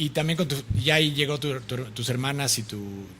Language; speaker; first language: Spanish; native; Spanish